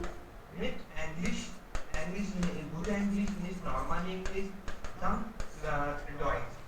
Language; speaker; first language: German; non-native, learner; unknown